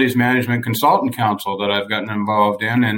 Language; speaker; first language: English; native; English